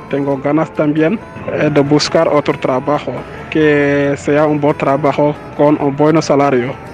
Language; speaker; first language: Spanish; non-native, learner; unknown